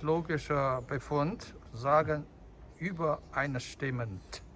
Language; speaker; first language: German; non-native, fluent; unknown